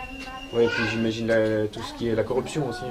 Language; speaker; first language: French; native; French